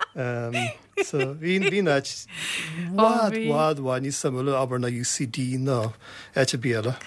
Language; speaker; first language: Irish; native; Irish